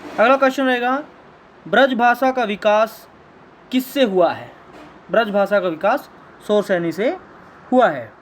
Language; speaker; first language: Hindi; native; Hindi